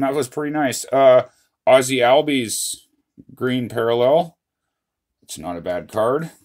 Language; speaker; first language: English; native; English